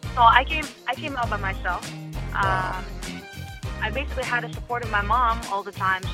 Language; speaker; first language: English; non-native, fluent; Russian